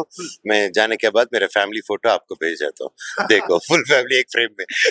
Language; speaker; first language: Hindi; non-native, local second language; Telugu